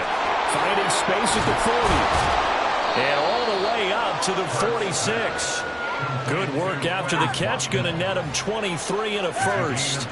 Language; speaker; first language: English; native; English